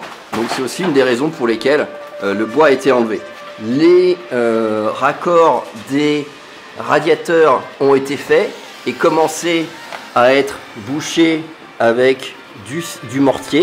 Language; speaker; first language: French; native; French